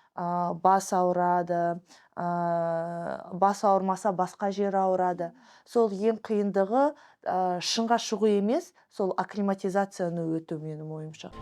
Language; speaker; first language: Kazakh; non-native, local second language; Russian